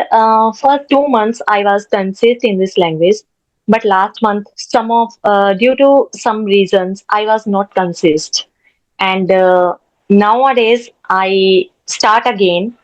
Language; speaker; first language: English; non-native, learner; Hindi